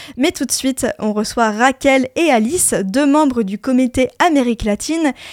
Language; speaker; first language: French; native; French